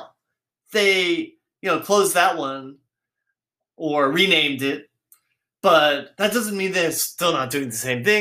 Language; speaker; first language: English; native; English